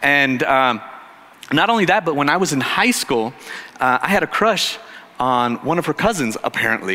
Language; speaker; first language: English; native; English